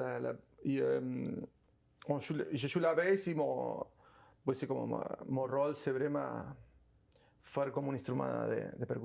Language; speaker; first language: French; non-native, learner; Spanish